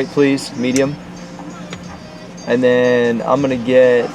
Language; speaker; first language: English; native; English